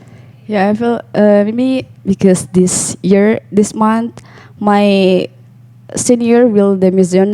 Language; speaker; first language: English; non-native, learner; Indonesian